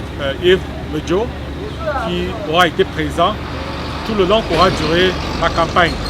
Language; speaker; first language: French; native; French